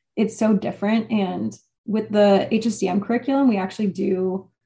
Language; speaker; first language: English; native; English